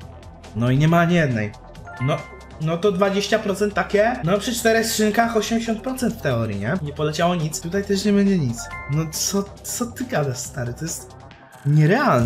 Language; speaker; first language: Polish; native; Polish